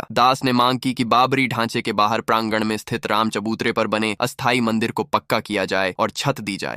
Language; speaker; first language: Hindi; native; Hindi